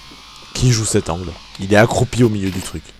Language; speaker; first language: French; native; French